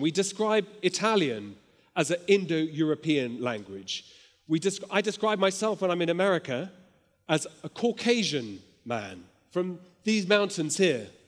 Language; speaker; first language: English; native; English